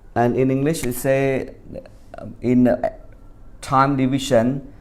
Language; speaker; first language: English; non-native, fluent; Khmer